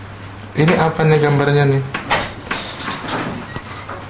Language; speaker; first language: Indonesian; native; Indonesian